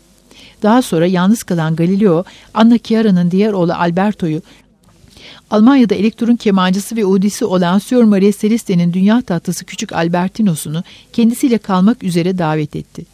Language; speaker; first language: Turkish; native; Turkish